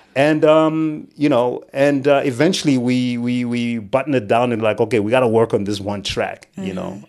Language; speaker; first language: English; non-native, local second language; Shona